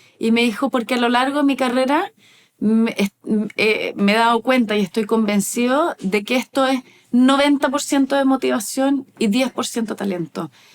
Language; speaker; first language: Spanish; native; Spanish